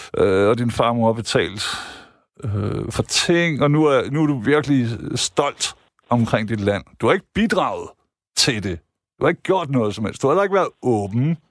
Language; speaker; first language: Danish; native; Danish